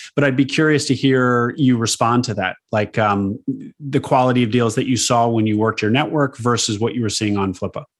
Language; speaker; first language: English; native; English